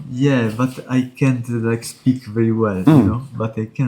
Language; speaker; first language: English; non-native, learner; Italian